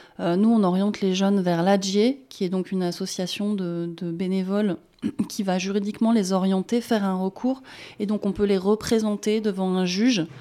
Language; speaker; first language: French; native; French